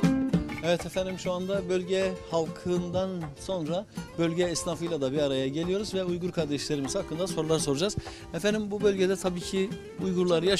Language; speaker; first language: Turkish; native; Turkish